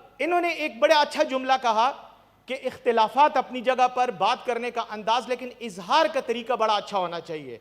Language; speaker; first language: Urdu; non-native, local second language; Pashto